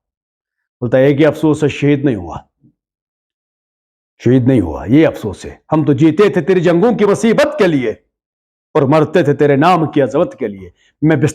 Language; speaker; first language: Urdu; native; Urdu